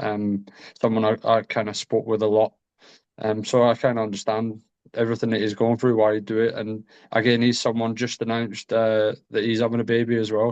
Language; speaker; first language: English; native; English